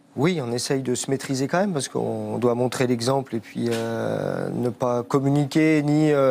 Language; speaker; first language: French; native; French